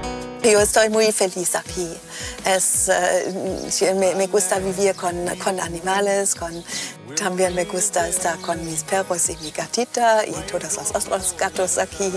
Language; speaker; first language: Spanish; non-native, fluent; German